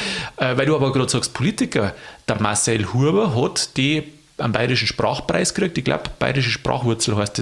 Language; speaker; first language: German; native; German